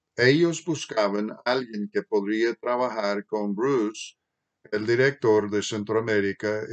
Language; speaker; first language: Spanish; non-native, fluent; English